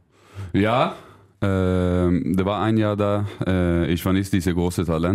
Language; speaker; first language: German; non-native, learner; Swedish